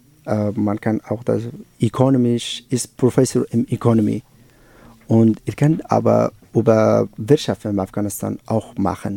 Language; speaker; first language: German; non-native, learner; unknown